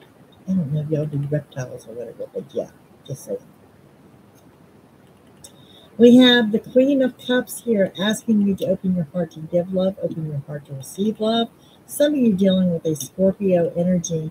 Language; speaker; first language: English; native; English